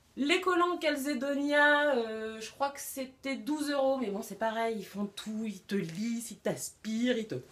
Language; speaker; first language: French; native; French